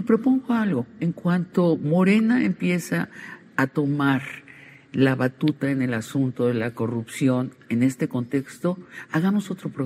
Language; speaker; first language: Spanish; native; Spanish